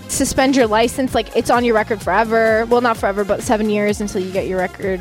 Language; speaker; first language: English; native; English